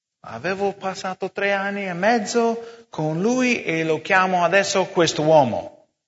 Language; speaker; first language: Italian; non-native, fluent; English